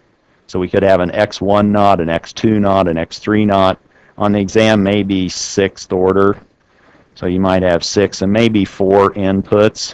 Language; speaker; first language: English; native; English